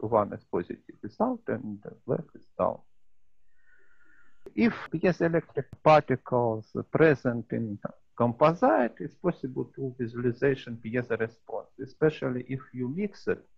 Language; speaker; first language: English; non-native, learner; Russian